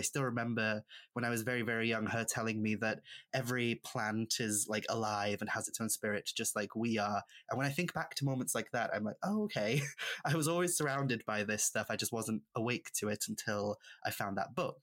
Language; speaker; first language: English; non-native, local second language; Welsh